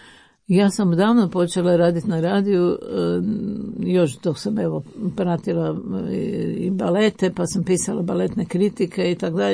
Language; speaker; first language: Croatian; native; Croatian